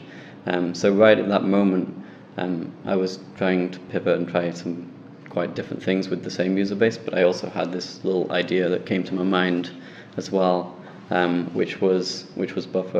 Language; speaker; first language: English; native; English